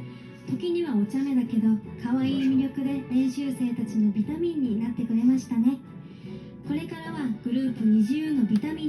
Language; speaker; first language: Japanese; native; Japanese